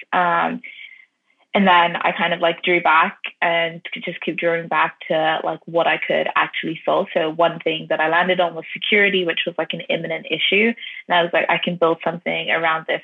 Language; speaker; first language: English; native; English